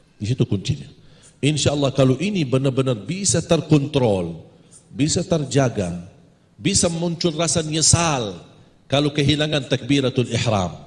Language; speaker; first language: Malay; non-native, fluent; Arabic